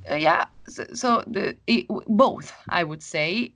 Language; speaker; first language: English; non-native, fluent; Italian